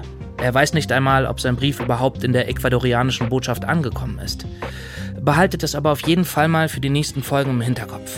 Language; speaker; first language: German; native; German